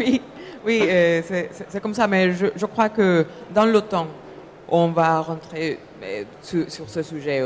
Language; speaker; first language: French; non-native, fluent; Spanish